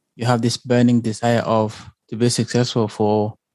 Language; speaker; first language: English; early bilingual, other home language; Lingala